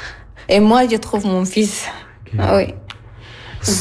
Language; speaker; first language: French; non-native, learner; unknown